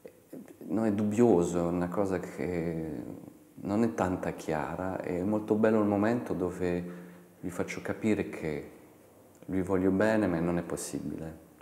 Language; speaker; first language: Italian; non-native, fluent; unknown